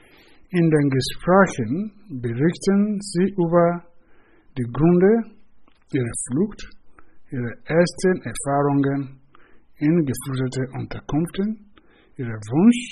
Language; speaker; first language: German; non-native, fluent; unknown